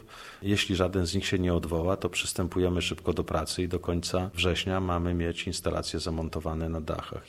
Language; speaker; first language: Polish; native; Polish